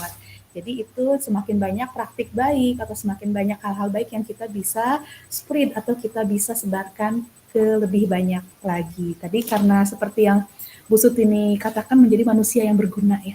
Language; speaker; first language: Indonesian; native; Indonesian